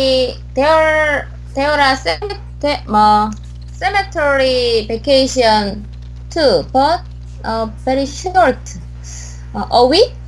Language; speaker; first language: English; non-native, learner; Korean